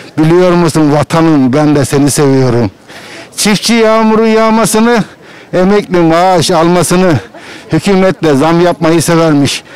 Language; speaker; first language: Turkish; native; Turkish